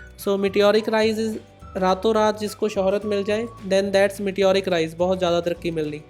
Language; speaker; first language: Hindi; non-native, local second language; Punjabi